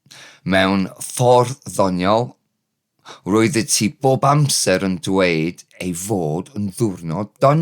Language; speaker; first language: Welsh; non-native, learner; English